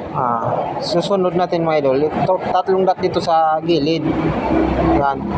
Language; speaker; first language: Filipino; non-native, local second language; Bikol